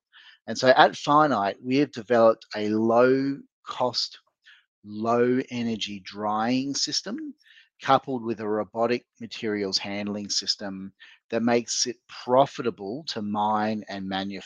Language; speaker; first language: English; native; English